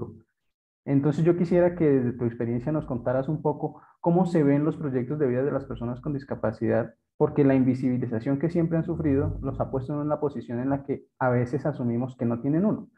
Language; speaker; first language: Spanish; native; Spanish